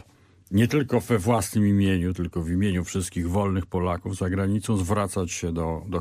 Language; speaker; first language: Polish; native; Polish